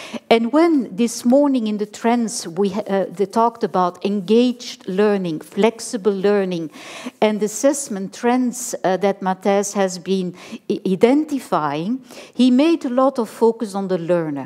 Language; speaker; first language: English; non-native, fluent; Dutch